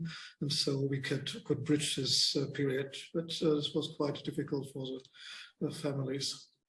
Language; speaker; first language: English; non-native, fluent; German